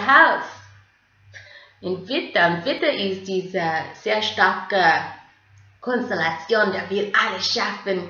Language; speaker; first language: German; non-native, fluent; English